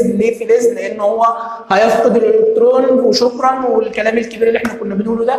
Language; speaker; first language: Arabic; native; Arabic